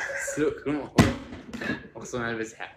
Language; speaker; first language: Arabic; native; Arabic